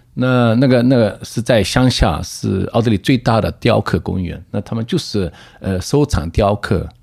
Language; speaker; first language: Chinese; early bilingual, other home language; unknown